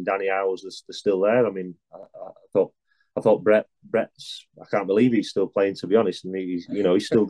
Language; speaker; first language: English; native; English